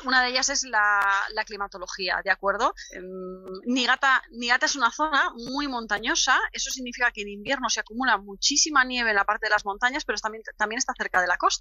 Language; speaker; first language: Spanish; native; Spanish